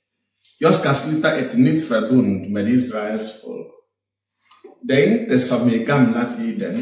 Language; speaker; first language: Swedish; non-native, fluent; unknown